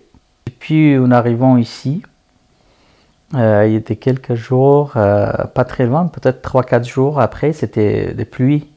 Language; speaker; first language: French; non-native, learner; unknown